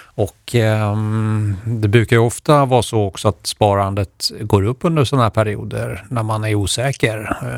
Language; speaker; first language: Swedish; native; Swedish